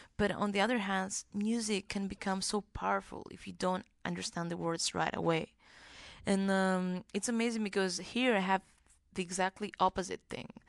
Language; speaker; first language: English; non-native, fluent; Greek